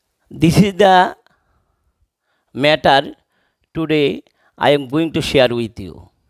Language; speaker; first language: English; non-native, local second language; Bangla